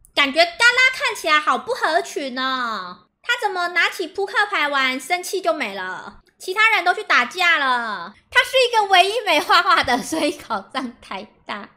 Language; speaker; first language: Chinese; native; Chinese